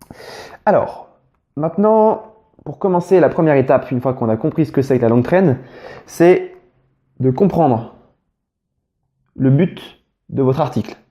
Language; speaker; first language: French; native; French